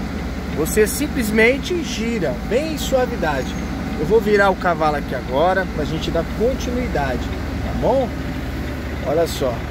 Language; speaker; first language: Portuguese; native; Portuguese